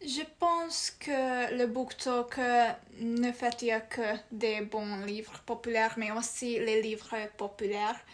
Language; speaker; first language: French; non-native, learner; Hungarian